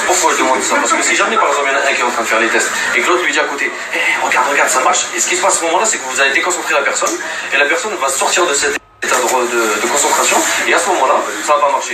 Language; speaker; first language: French; native; French